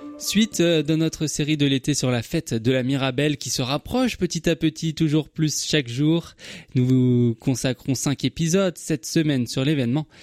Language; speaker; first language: French; native; French